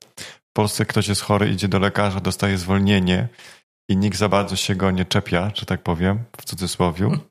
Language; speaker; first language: Polish; native; Polish